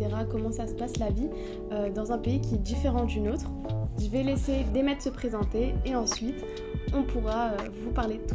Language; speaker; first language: French; native; French